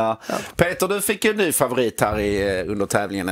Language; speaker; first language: Swedish; native; Swedish